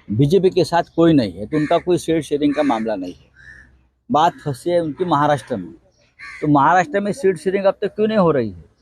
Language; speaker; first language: Hindi; non-native, local second language; Marathi